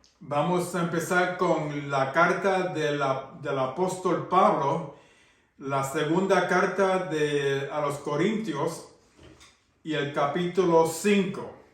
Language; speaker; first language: Spanish; early bilingual, heritage; Spanish